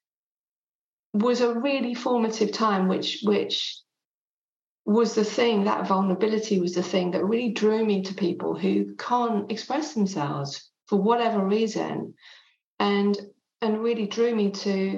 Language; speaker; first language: English; non-native, local second language; French